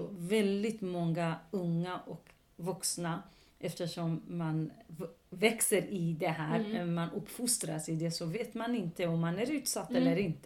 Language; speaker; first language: Swedish; non-native, local second language; Kurdish